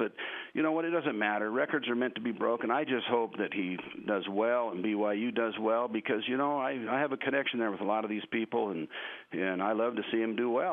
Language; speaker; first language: English; native; English